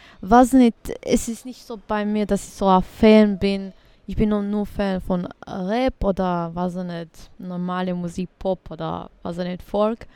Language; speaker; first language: German; early bilingual, other home language; Bosnian